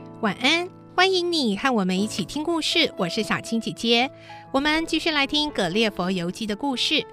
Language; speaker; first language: Chinese; native; Chinese